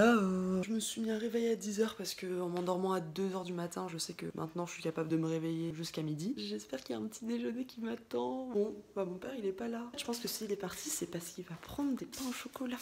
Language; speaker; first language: French; native; French